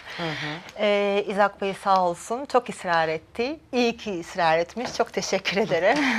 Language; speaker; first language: Turkish; non-native, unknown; Georgian